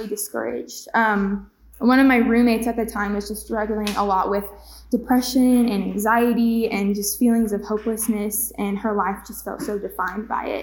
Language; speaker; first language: English; native; English